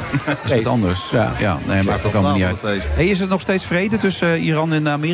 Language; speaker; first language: Dutch; non-native, local second language; Western Frisian